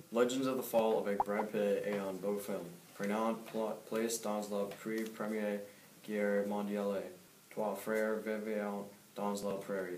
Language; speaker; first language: French; non-native, learner; English